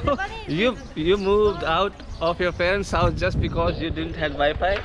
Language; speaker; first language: English; non-native, fluent; Hindi